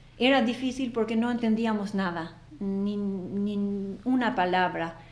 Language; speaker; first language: Spanish; non-native, fluent; Albanian